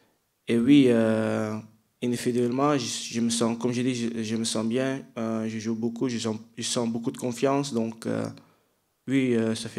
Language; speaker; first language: French; non-native, fluent; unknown